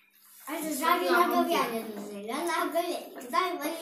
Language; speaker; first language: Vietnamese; early bilingual, heritage; Vietnamese